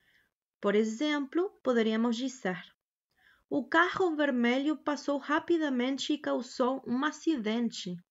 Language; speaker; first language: Portuguese; non-native, fluent; Spanish